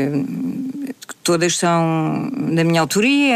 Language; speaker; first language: Portuguese; native; Portuguese